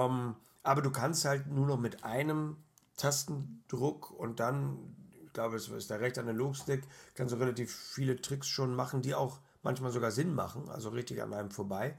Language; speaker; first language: German; native; German